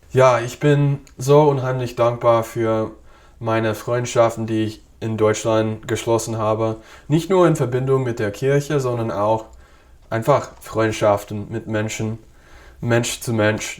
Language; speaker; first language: German; non-native, fluent; English